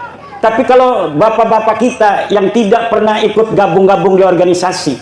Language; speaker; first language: Indonesian; non-native, local second language; Javanese